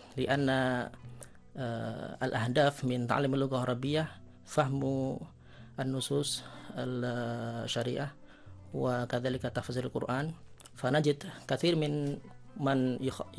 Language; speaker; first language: Arabic; non-native, fluent; Indonesian